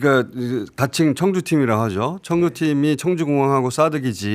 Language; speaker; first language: Korean; native; Korean